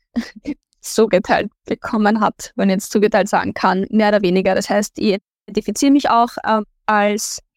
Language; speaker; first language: German; native; German